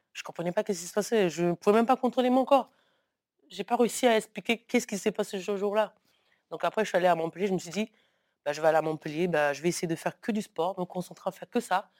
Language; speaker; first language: French; early bilingual, other home language; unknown